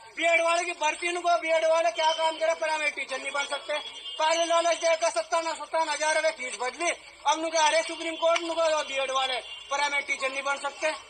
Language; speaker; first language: Hindi; native; Hindi